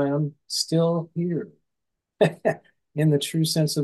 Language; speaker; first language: English; native; English